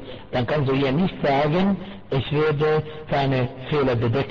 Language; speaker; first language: German; non-native, fluent; Arabic